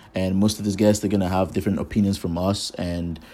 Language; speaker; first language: English; non-native, local second language; Igbo